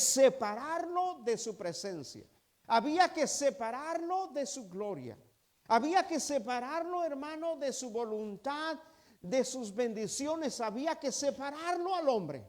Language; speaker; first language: Spanish; native; Spanish